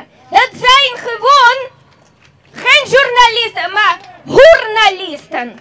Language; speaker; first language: Dutch; non-native, fluent; Russian